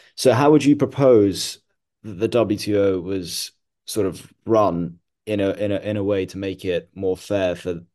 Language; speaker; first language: English; non-native, local second language; Hindi